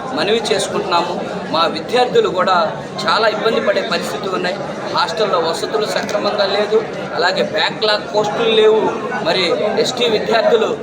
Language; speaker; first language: Telugu; non-native, local second language; Lambadi